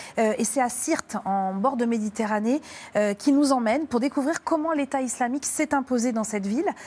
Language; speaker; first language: French; native; French